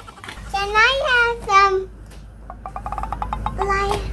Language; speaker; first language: English; non-native, fluent; Thai